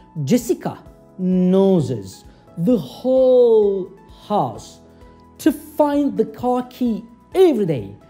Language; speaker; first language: English; non-native, fluent; Turkish